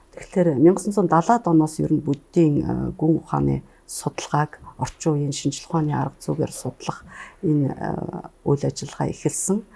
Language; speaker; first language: Mongolian; native; Mongolian